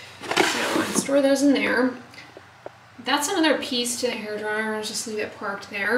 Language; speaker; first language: English; native; English